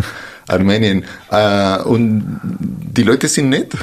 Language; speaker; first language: German; non-native, fluent; Spanish